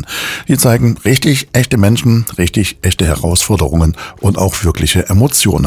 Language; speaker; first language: German; native; German